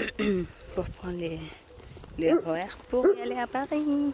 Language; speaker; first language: French; non-native, learner; Spanish